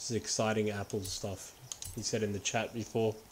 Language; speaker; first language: English; native; English